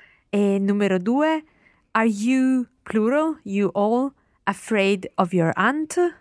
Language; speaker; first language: English; non-native, fluent; Italian